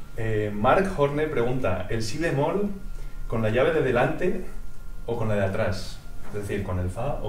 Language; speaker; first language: Spanish; native; Spanish